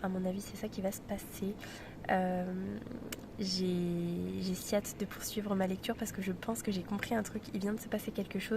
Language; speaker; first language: French; native; French